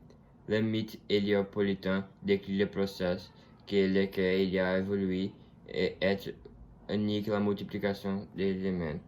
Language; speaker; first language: French; non-native, learner; Portuguese